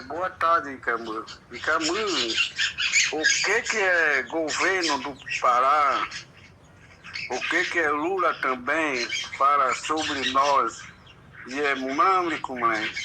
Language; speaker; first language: Portuguese; non-native, local second language; Kayapó